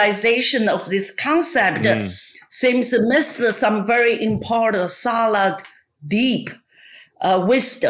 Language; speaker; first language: English; non-native, fluent; Chinese